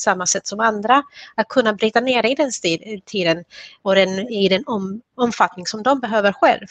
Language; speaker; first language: Swedish; non-native, fluent; Spanish